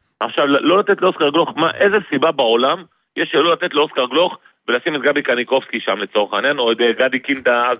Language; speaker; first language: Hebrew; native; Hebrew